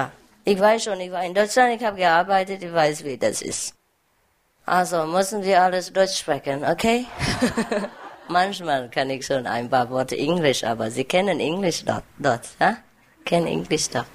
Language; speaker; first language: German; non-native, learner; Vietnamese